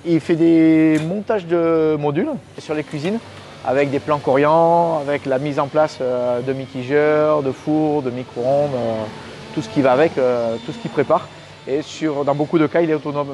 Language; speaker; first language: French; native; French